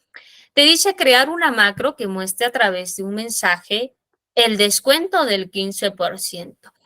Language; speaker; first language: Spanish; native; Spanish